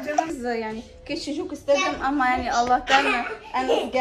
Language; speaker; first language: Turkish; non-native, learner; Arabic